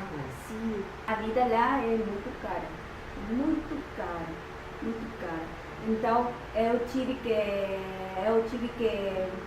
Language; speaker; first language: Portuguese; non-native, fluent; Spanish